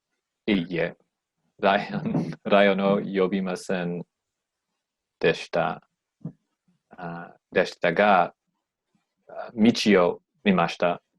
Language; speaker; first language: Japanese; non-native, learner; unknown